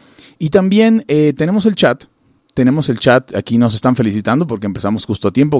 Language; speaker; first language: Spanish; native; Spanish